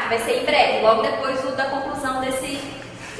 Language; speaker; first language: Portuguese; native; Portuguese